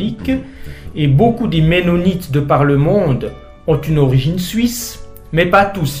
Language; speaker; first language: French; native; French